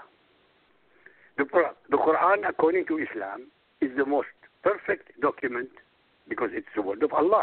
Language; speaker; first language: English; non-native, fluent; Arabic